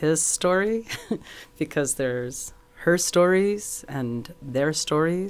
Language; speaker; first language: English; native; English